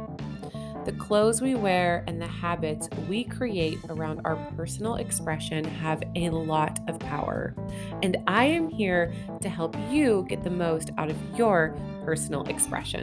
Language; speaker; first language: English; native; English